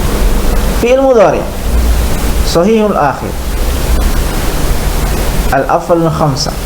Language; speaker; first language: Arabic; non-native, fluent; Indonesian